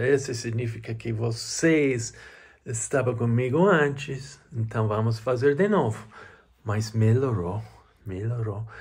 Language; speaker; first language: Portuguese; non-native, learner; English